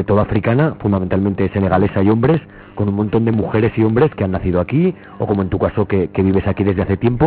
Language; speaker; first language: Spanish; native; Spanish